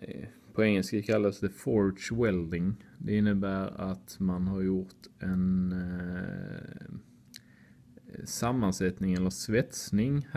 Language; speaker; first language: Swedish; native; Swedish